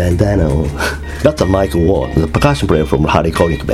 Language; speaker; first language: English; non-native, learner; Japanese